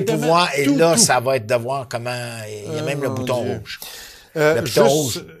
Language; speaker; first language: French; native; French